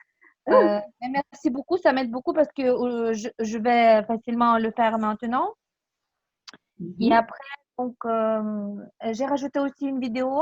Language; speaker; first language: French; non-native, fluent; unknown